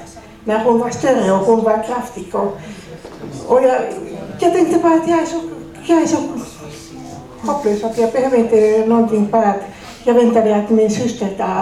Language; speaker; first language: Swedish; non-native, fluent; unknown